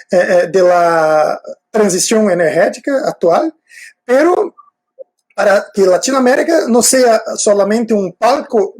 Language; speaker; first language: Spanish; non-native, fluent; Portuguese